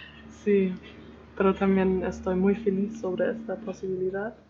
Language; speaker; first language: Spanish; non-native, learner; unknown